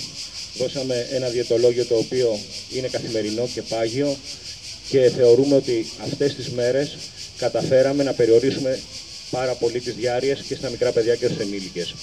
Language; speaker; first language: Greek; native; Greek